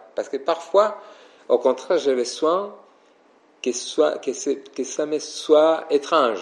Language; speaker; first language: French; non-native, fluent; Spanish